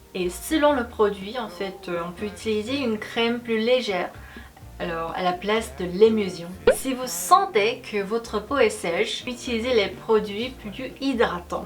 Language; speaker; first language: French; non-native, fluent; Korean